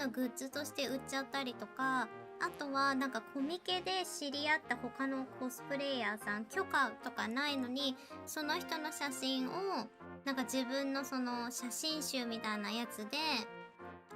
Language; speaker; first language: Japanese; native; Japanese